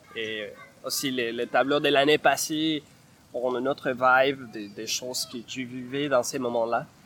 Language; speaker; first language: French; non-native, fluent; Spanish